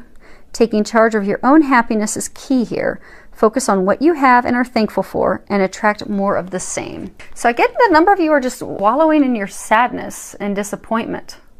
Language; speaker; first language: English; native; English